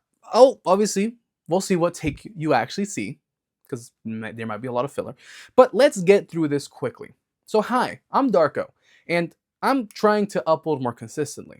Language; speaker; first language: English; native; English